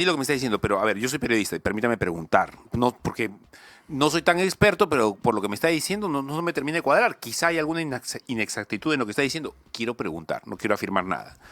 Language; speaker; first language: Spanish; native; Spanish